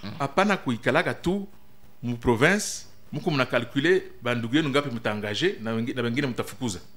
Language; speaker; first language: Swahili; non-native, local second language; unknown